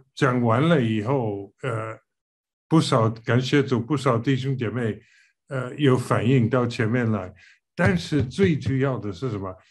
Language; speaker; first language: Chinese; non-native, fluent; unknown